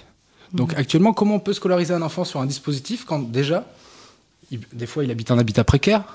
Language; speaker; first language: French; native; French